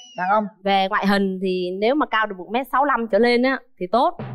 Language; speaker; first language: Vietnamese; native; Vietnamese